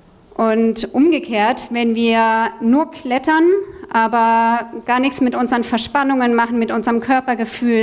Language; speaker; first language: German; native; German